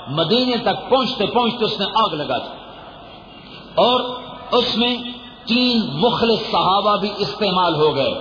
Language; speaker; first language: Urdu; non-native, local second language; Punjabi